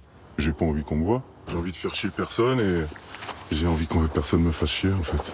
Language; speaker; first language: French; native; French